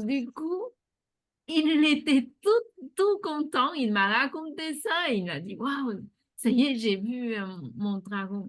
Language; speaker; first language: French; non-native, fluent; Vietnamese